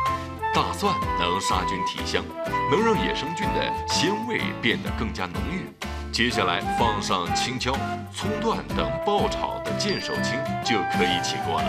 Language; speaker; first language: Chinese; native; Chinese